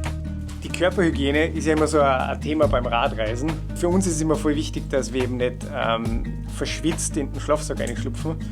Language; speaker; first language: German; native; German